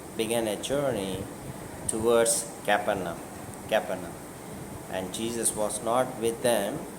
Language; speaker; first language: English; non-native, local second language; Tamil